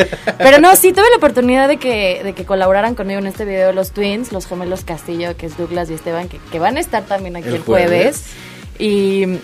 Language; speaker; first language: Spanish; native; Spanish